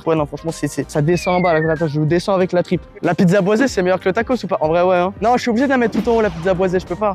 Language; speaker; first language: French; native; French